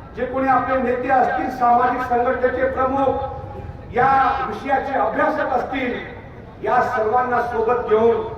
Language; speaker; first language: Marathi; non-native, local second language; Lambadi